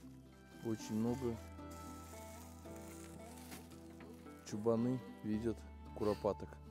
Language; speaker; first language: Russian; native; Russian